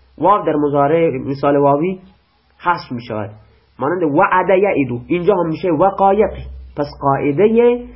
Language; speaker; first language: Persian; non-native, local second language; Baluchi